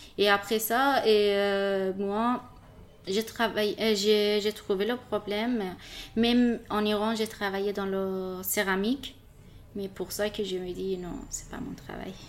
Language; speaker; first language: French; non-native, learner; Persian